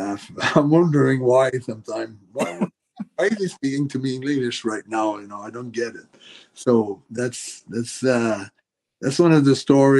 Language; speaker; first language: English; non-native, fluent; French